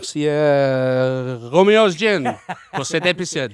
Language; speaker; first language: French; non-native, learner; English